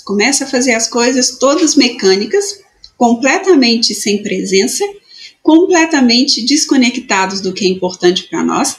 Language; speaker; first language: Portuguese; native; Portuguese